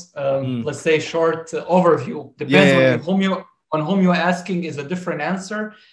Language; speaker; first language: English; non-native, fluent; Arabic